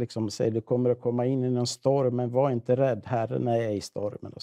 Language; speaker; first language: Swedish; native; Swedish